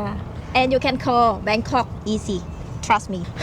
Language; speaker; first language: English; non-native, learner; Thai